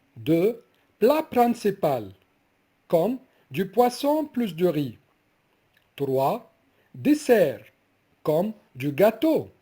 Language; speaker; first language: French; non-native, fluent; Arabic